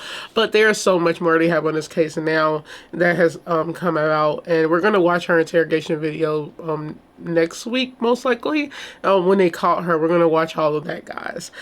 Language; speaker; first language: English; native; English